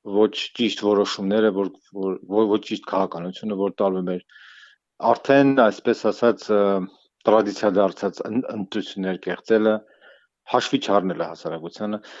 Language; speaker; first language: Armenian; native; Armenian